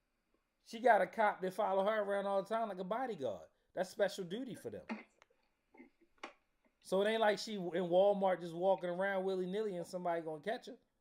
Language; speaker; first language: English; native; English